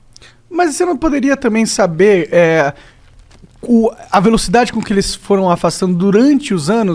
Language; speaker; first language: Portuguese; native; Portuguese